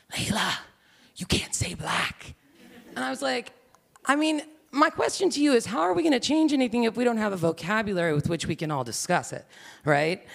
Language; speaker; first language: English; native; English